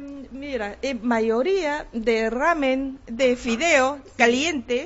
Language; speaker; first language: Spanish; non-native, learner; Korean